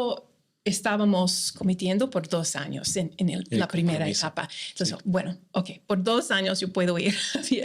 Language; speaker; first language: Spanish; non-native, fluent; English